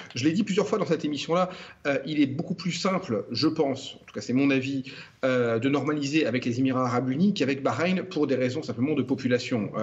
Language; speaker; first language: French; native; French